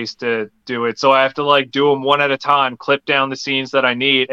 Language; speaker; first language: English; native; English